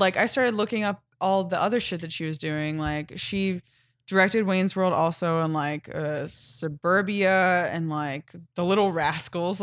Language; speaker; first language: English; native; English